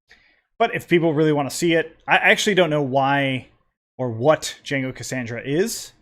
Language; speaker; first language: English; native; English